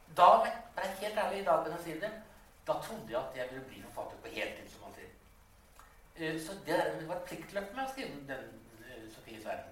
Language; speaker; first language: Norwegian; native; Norwegian